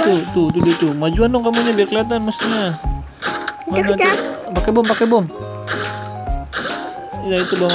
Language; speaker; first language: Indonesian; native; Indonesian